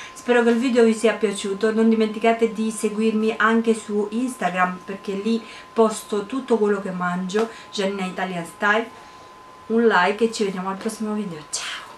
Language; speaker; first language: Italian; non-native, fluent; Romanian